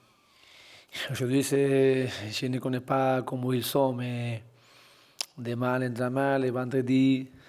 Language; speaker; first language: French; non-native, learner; Spanish